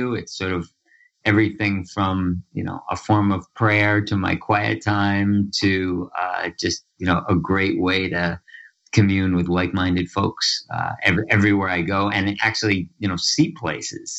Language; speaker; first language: English; native; English